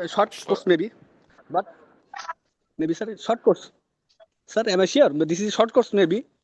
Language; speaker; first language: English; non-native, learner; Bangla